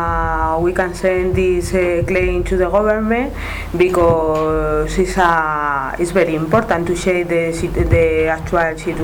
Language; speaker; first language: English; non-native, learner; Spanish